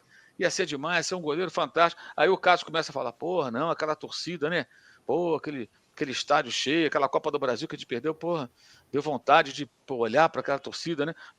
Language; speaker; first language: Portuguese; native; Portuguese